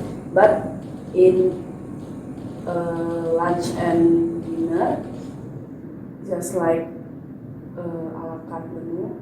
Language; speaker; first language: English; non-native, learner; Indonesian